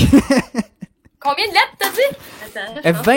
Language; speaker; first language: French; native; French